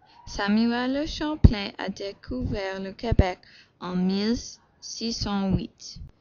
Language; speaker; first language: French; non-native, learner; English